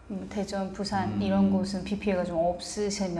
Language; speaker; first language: Korean; native; Korean